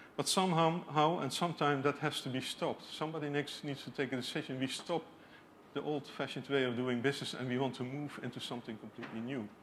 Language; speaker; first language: English; non-native, fluent; Dutch